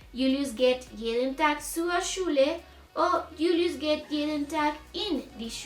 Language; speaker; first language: German; non-native, fluent; Spanish